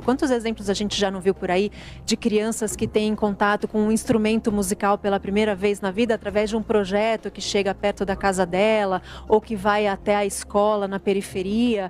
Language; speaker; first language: Portuguese; native; Portuguese